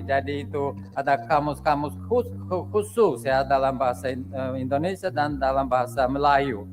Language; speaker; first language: Indonesian; non-native, fluent; Russian